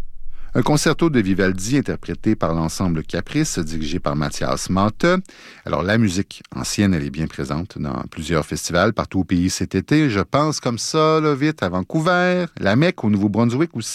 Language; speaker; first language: French; native; French